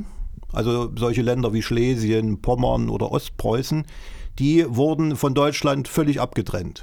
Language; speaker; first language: German; native; German